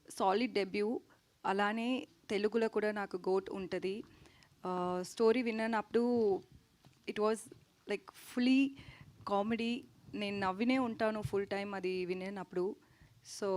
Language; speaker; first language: Telugu; non-native, learner; Tamil